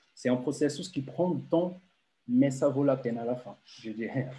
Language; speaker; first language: French; non-native, fluent; Portuguese